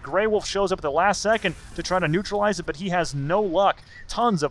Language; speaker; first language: English; native; English